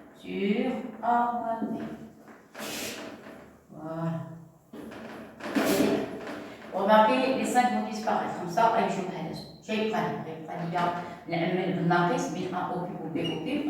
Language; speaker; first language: French; non-native, local second language; Arabic